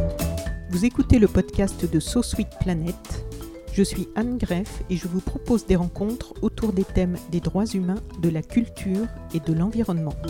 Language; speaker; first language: French; native; French